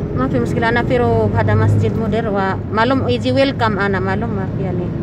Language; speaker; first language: Arabic; non-native, learner; Filipino